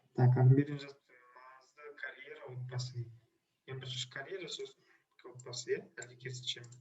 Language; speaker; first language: Kazakh; native; Kazakh